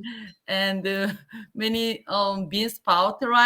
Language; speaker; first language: English; non-native, learner; Korean